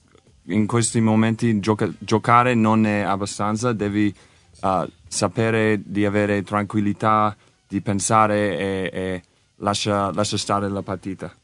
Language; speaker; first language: Italian; non-native, learner; English